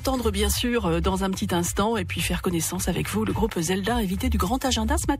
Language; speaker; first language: French; native; French